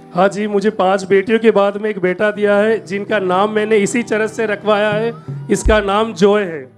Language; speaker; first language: Hindi; native; Hindi